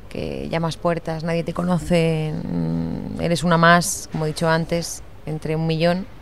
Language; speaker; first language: Spanish; native; Spanish